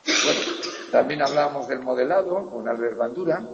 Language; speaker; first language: Spanish; native; Spanish